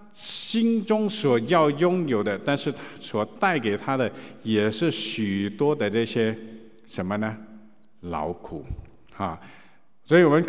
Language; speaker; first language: Chinese; native; Chinese